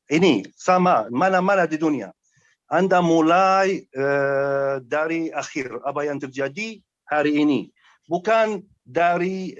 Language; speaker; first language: Indonesian; non-native, fluent; Arabic